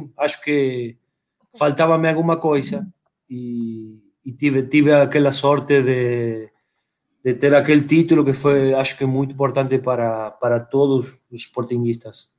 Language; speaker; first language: Portuguese; non-native, fluent; Spanish